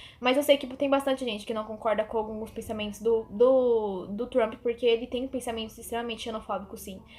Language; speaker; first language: Portuguese; native; Portuguese